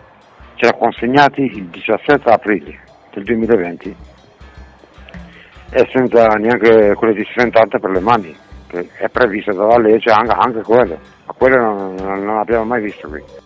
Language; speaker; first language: Italian; non-native, fluent; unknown